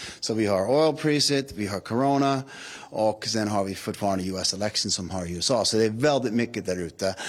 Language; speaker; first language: Swedish; non-native, fluent; English